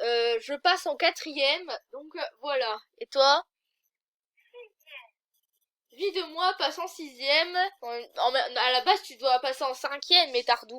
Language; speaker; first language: French; native; French